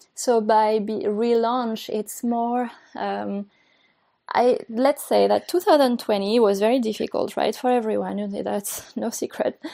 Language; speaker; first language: English; non-native, fluent; French